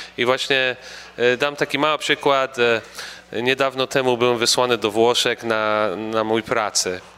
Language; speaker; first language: Polish; early bilingual, heritage; English